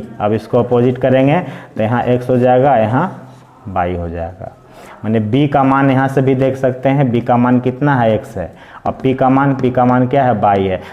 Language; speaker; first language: Hindi; native; Hindi